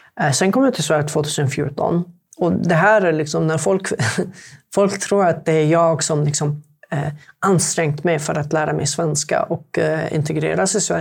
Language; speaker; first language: Swedish; non-native, fluent; Arabic